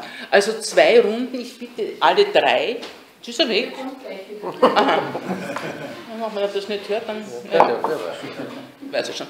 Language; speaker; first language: German; native; German